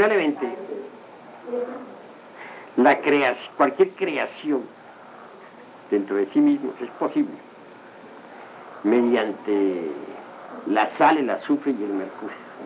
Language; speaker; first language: Spanish; native; Spanish